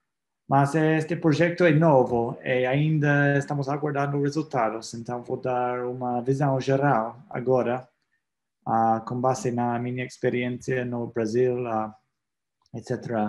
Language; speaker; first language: Portuguese; non-native, fluent; English